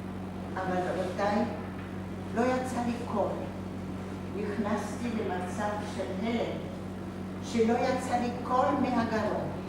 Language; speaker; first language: Hebrew; non-native, fluent; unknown